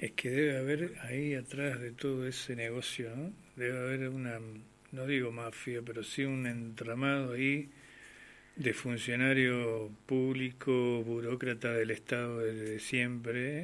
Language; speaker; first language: Spanish; native; Spanish